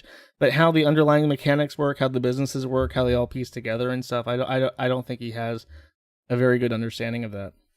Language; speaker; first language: English; native; English